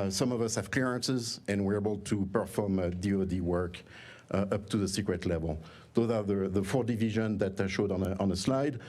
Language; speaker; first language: English; non-native, fluent; French